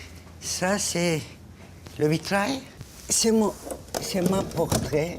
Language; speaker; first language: French; non-native, fluent; Turkish